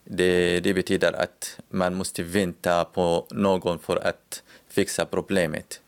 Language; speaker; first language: Swedish; non-native, learner; Arabic